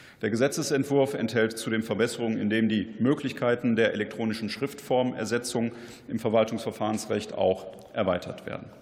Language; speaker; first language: German; native; German